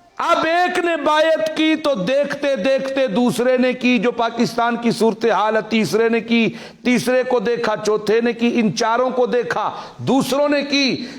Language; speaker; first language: Urdu; non-native, local second language; Punjabi